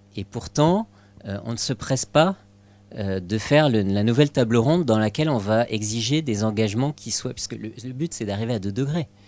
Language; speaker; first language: French; native; French